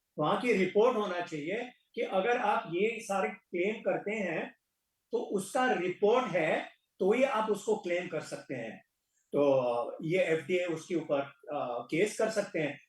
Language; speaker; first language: Hindi; non-native, local second language; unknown